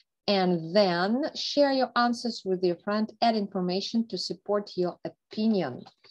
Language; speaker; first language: English; non-native, fluent; Ukrainian